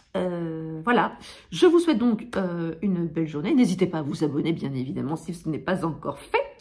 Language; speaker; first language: French; native; French